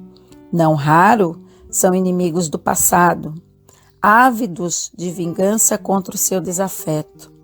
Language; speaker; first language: Portuguese; native; Portuguese